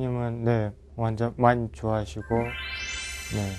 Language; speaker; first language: Korean; non-native, learner; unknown